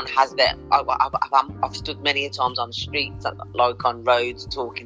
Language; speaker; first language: English; native; English